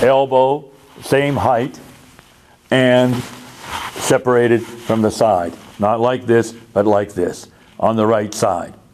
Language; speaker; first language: English; native; English